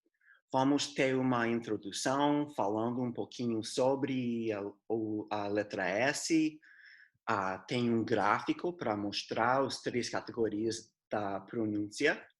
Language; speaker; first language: Portuguese; non-native, fluent; English